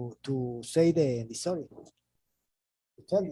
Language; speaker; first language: English; non-native, learner; Spanish